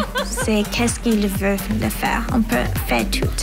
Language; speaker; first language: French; non-native, learner; English